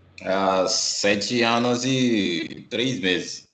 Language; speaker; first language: Portuguese; non-native, fluent; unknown